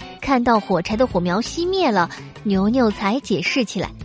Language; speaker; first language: Chinese; native; Chinese